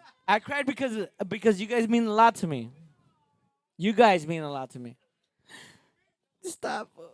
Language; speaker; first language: English; early bilingual, other home language; Spanish